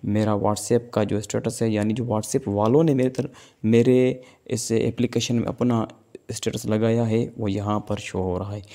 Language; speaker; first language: Urdu; non-native, local second language; Sindhi